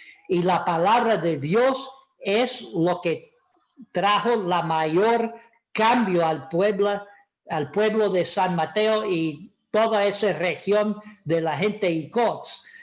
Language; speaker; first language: Spanish; non-native, fluent; English